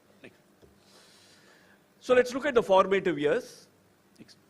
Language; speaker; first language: English; non-native, local second language; Tamil